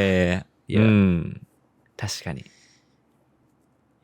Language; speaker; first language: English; non-native, learner; Japanese